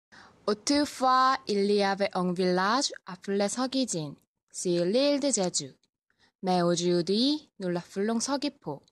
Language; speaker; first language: French; non-native, learner; Korean